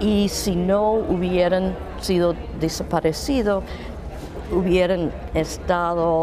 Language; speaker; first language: Spanish; non-native, fluent; English